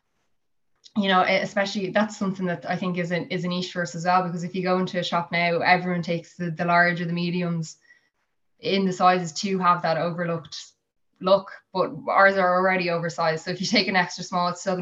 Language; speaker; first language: English; native; English